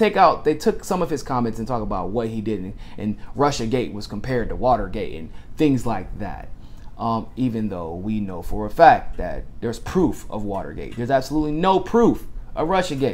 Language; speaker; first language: English; native; English